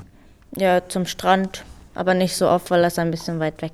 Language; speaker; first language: German; early bilingual, other home language; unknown